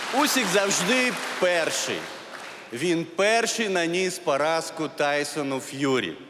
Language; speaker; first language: Ukrainian; non-native, local second language; Crimean Tatar